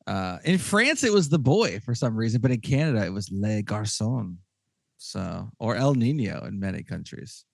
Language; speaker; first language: English; native; English